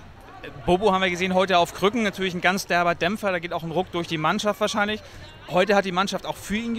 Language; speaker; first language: German; native; German